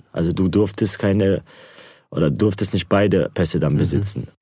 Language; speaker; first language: German; non-native, local second language; Turkish